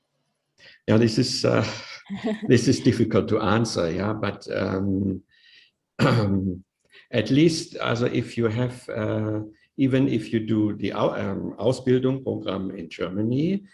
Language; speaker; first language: English; non-native, fluent; Indonesian